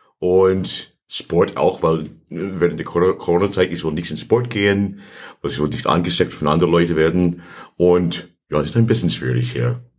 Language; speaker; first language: German; non-native, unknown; English